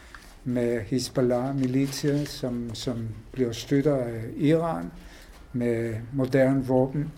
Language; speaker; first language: Danish; non-native, fluent; Hebrew